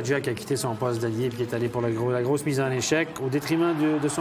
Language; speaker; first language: French; native; French